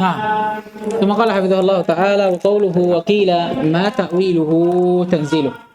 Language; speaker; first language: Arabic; non-native, fluent; Indonesian